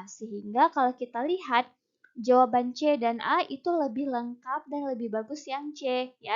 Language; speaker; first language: Indonesian; native; Indonesian